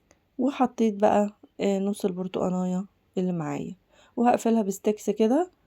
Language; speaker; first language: Arabic; native; Arabic